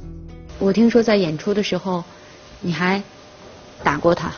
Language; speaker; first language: Chinese; native; Chinese